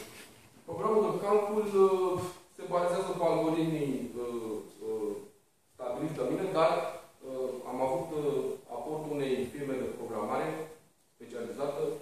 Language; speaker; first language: Romanian; native; Romanian